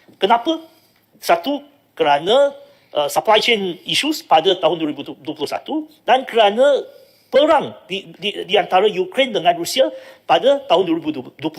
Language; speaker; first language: Malay; non-native, local second language; Chinese